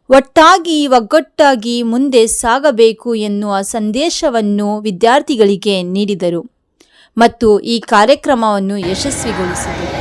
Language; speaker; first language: Kannada; native; Kannada